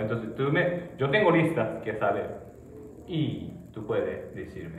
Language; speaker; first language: Spanish; non-native, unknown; Japanese